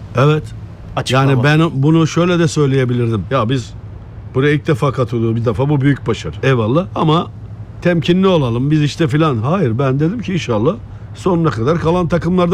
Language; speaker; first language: Turkish; native; Turkish